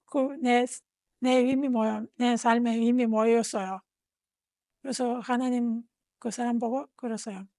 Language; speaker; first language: Korean; non-native, fluent; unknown